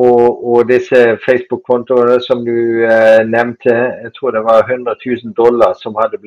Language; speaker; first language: Norwegian; non-native, fluent; German